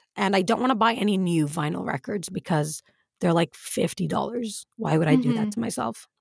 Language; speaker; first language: English; early bilingual, other home language; Arabic